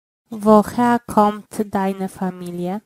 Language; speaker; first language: German; non-native, fluent; Polish